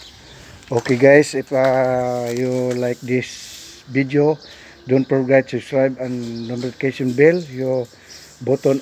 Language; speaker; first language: English; non-native, learner; Filipino